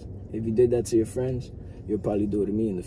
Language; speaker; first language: English; native; English